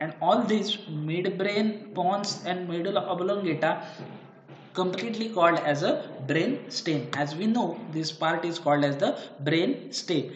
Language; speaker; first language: English; non-native, local second language; Marathi